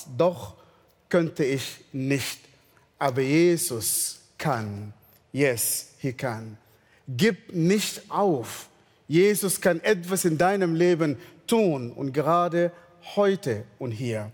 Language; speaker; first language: German; non-native, fluent; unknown